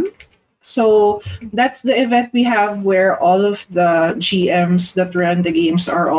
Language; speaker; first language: English; non-native, local second language; Filipino